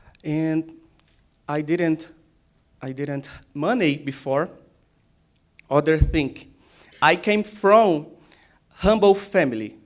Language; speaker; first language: English; non-native, learner; Portuguese